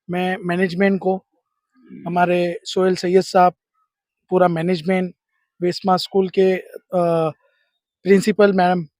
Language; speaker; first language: Hindi; non-native, local second language; Gujarati